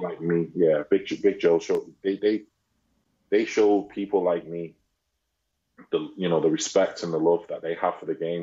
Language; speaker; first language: English; native; English